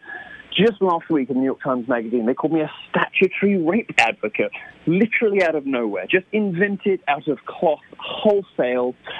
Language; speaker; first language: English; native; English